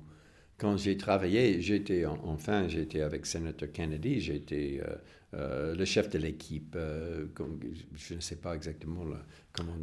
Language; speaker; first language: French; non-native, fluent; English